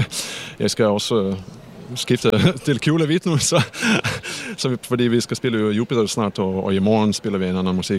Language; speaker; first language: Danish; non-native, fluent; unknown